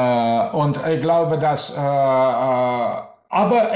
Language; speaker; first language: German; non-native, learner; Russian